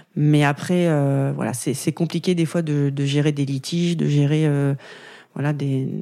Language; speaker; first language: French; native; French